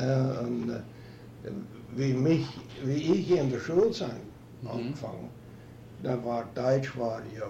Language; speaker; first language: German; early bilingual, heritage; German